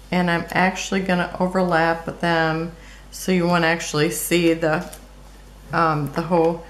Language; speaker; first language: English; native; English